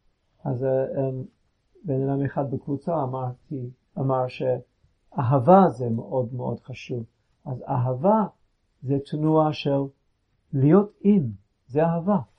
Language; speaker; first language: Hebrew; non-native, fluent; English